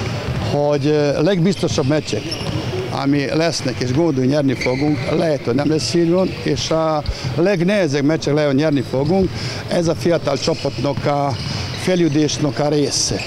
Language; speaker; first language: Hungarian; non-native, fluent; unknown